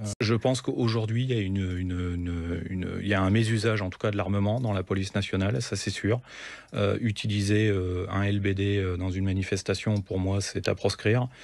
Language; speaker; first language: French; native; French